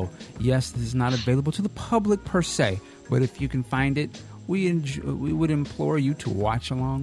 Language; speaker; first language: English; native; English